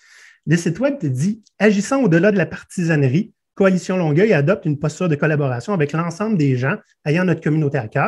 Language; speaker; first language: French; native; French